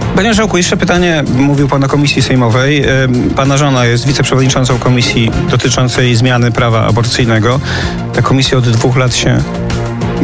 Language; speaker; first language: Polish; native; Polish